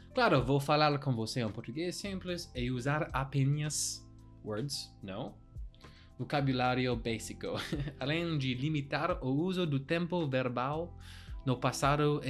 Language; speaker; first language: Portuguese; non-native, learner; English